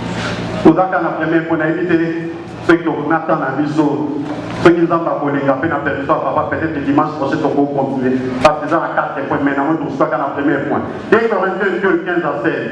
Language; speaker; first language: French; non-native, local second language; Lingala